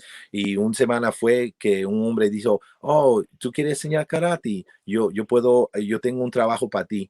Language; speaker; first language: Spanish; early bilingual, heritage; English